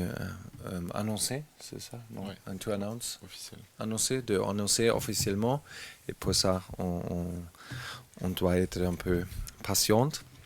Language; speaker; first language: French; non-native, learner; German